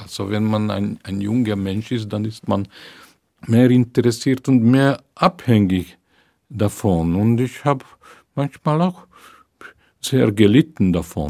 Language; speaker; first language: German; non-native, fluent; Hungarian